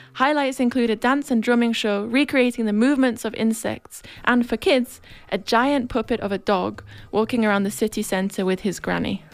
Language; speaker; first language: English; native; English